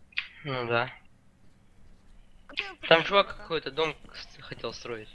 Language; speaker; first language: Russian; native; Russian